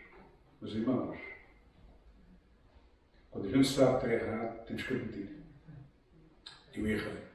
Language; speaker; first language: Portuguese; native; Portuguese